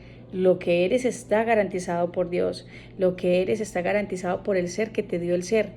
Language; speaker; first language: Spanish; native; Spanish